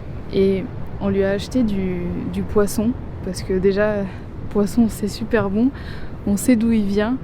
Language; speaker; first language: French; native; French